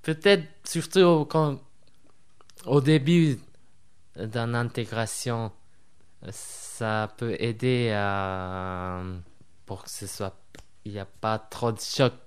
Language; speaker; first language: French; non-native, fluent; Japanese